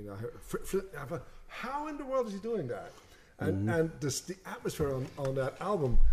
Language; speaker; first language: English; non-native, fluent; German